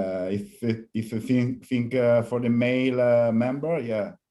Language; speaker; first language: English; non-native, learner; Italian